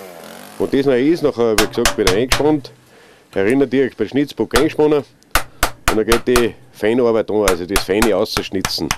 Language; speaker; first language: German; native; German